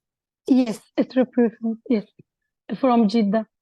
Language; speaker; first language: English; non-native, learner; Arabic